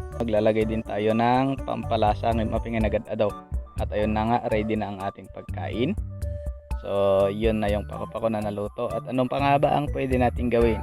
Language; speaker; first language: Filipino; non-native, local second language; Iloko